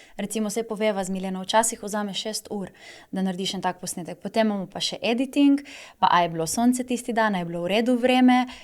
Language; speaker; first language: Slovenian; native; Slovenian